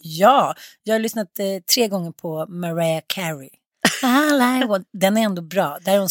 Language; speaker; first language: Swedish; native; Swedish